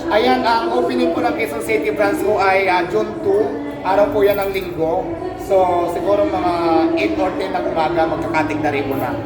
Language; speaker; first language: Filipino; non-native, local second language; Waray